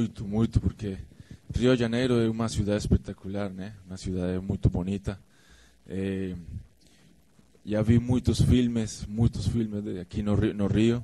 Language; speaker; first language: Portuguese; non-native, fluent; Spanish